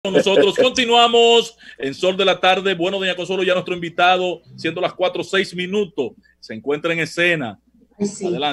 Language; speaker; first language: Spanish; native; Spanish